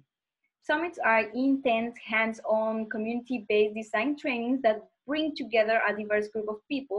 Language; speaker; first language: English; non-native, fluent; Spanish